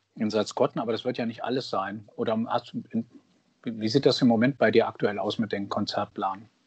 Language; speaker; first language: German; native; German